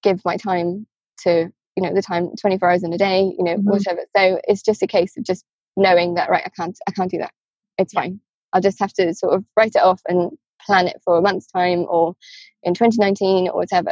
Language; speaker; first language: English; native; English